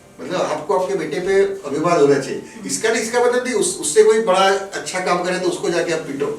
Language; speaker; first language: Hindi; non-native, local second language; Marathi